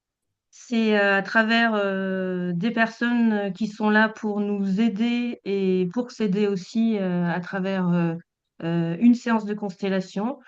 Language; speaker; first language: French; native; French